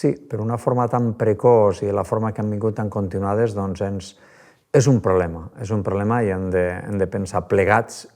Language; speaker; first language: Catalan; native; Catalan